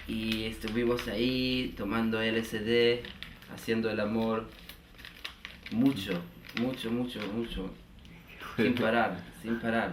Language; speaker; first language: Spanish; non-native, fluent; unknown